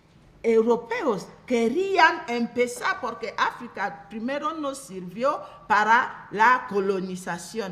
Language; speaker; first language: Spanish; non-native, fluent; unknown